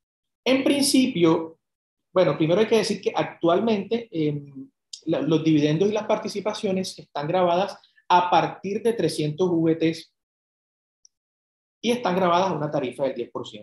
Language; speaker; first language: Spanish; native; Spanish